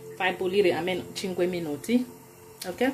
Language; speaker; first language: Italian; non-native, learner; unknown